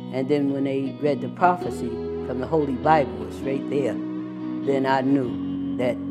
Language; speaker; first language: English; native; English